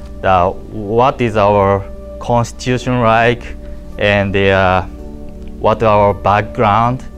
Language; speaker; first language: English; non-native, learner; Japanese